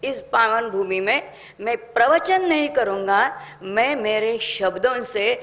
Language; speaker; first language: Hindi; non-native, local second language; Marathi